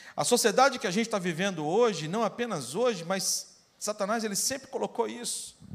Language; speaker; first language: Portuguese; native; Portuguese